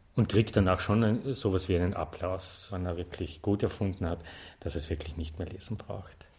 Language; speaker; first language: German; native; German